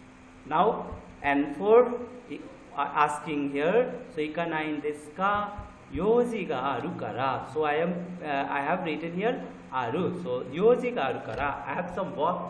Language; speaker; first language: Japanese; non-native, fluent; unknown